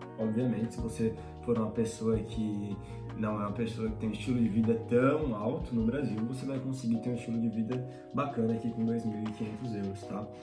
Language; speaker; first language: Portuguese; native; Portuguese